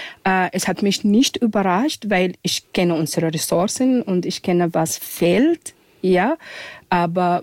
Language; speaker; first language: German; non-native, fluent; Arabic